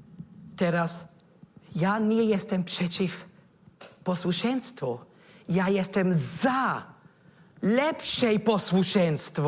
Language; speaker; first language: Polish; non-native, learner; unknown